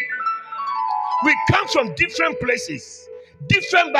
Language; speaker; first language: English; non-native, local second language; Akan